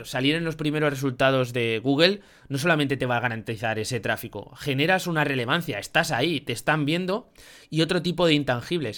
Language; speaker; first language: Spanish; native; Spanish